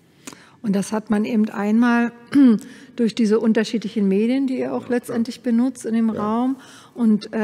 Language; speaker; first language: German; native; German